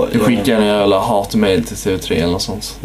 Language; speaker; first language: Swedish; native; Swedish